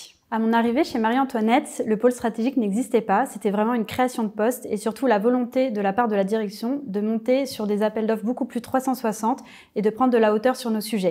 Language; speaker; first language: French; native; French